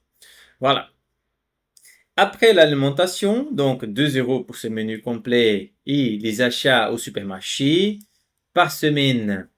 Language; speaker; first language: French; non-native, fluent; Portuguese